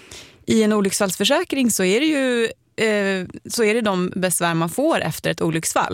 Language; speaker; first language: Swedish; native; Swedish